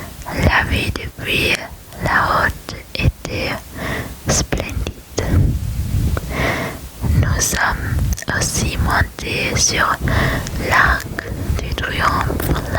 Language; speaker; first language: French; non-native, learner; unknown